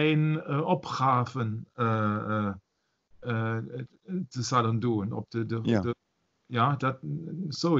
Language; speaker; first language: Dutch; non-native, learner; German